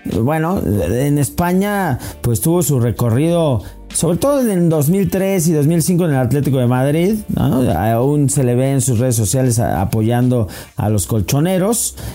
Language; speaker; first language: Spanish; native; Spanish